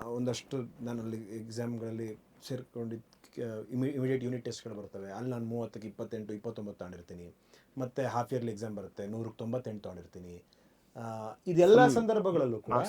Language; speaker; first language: Kannada; native; Kannada